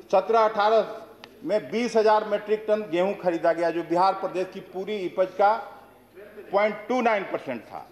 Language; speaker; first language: Hindi; native; Hindi